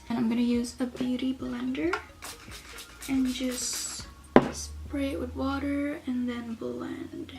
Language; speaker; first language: English; native; English